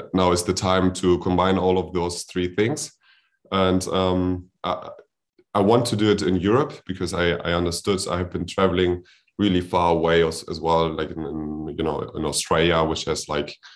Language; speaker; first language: English; non-native, fluent; German